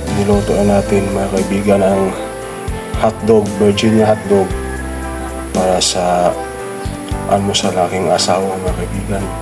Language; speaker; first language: Filipino; non-native, local second language; Cebuano